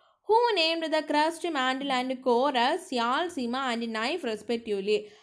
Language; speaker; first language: English; non-native, local second language; Tamil